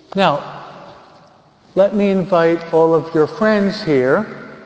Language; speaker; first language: English; native; English